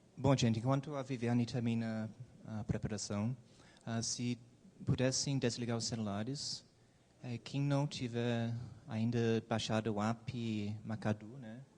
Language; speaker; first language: Portuguese; non-native, fluent; English